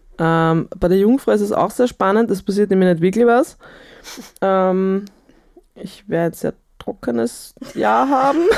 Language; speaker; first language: German; native; German